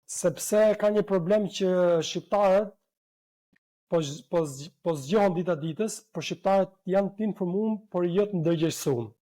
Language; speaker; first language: Albanian; native; Albanian